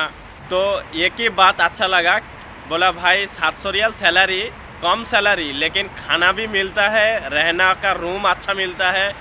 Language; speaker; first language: Hindi; non-native, local second language; Bangla